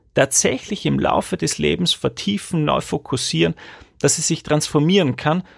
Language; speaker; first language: German; native; German